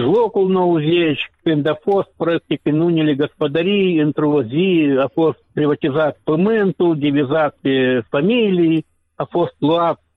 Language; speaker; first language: Romanian; non-native, local second language; Russian